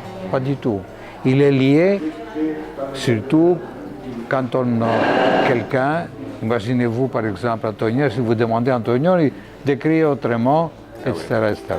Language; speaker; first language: French; non-native, fluent; Greek